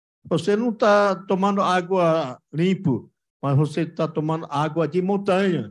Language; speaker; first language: Portuguese; non-native, local second language; Yanomámi